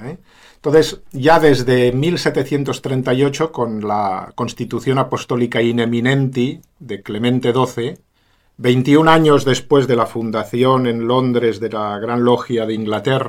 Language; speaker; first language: Spanish; native; Spanish